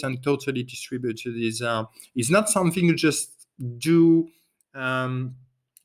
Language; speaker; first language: English; non-native, fluent; French